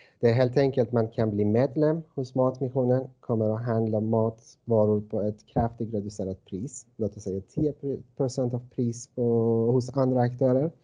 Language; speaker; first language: Swedish; non-native, fluent; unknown